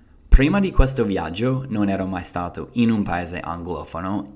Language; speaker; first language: Italian; non-native, fluent; English